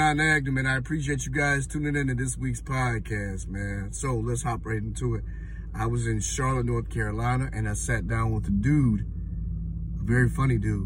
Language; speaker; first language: English; native; English